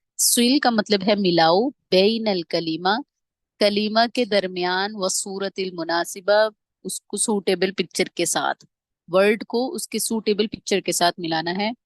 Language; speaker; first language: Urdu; native; Urdu